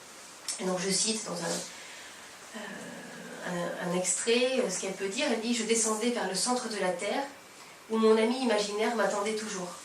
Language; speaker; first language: French; native; French